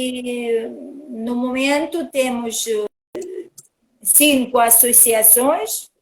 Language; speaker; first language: Portuguese; non-native, learner; Russian